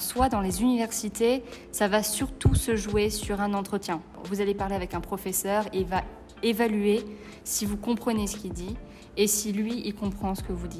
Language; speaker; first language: French; native; French